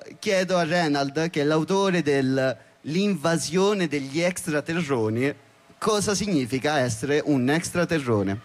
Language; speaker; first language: Italian; early bilingual, other home language; Albanian